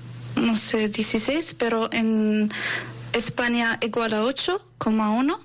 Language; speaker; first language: Spanish; non-native, learner; Arabic